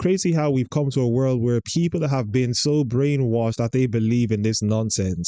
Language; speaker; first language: English; native; English